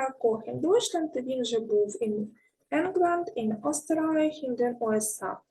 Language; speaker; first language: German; non-native, learner; Ukrainian